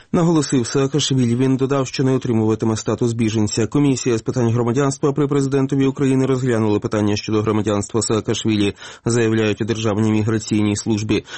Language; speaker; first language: Ukrainian; native; Ukrainian